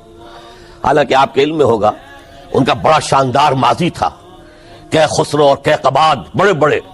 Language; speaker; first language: Urdu; native; Urdu